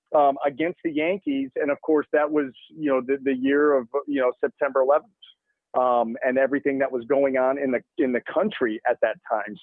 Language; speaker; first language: English; native; English